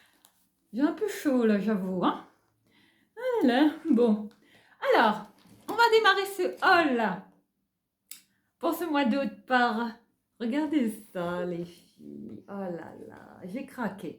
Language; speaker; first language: French; native; French